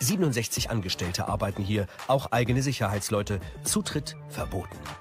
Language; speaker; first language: German; native; German